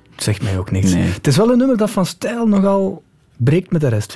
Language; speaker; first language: Dutch; native; Dutch